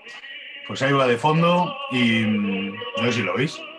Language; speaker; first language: Spanish; native; Spanish